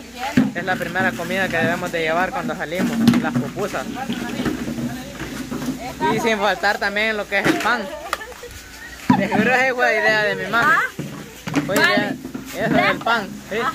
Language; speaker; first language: Spanish; native; Spanish